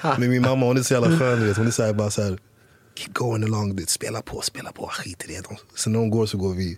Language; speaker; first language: Swedish; early bilingual, other home language; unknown